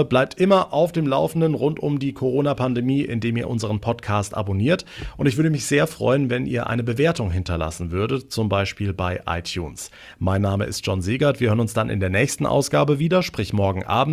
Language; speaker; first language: German; native; German